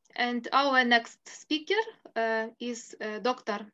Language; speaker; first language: English; non-native, fluent; Ukrainian